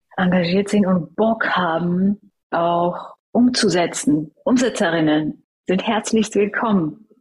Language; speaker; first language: German; early bilingual, other home language; Persian